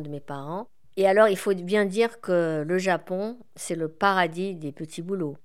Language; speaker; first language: French; native; French